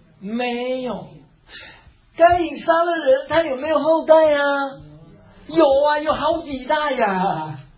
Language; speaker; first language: Chinese; native; Chinese